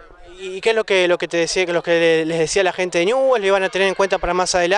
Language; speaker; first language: Spanish; native; Spanish